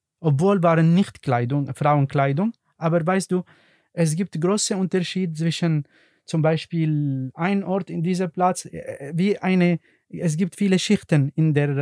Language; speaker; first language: German; non-native, learner; Arabic